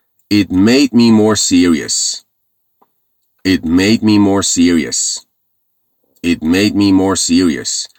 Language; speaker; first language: English; non-native, fluent; Persian